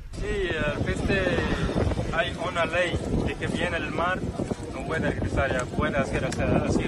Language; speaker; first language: Spanish; non-native, learner; Arabic